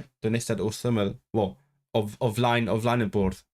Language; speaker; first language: Welsh; non-native, learner; Cantonese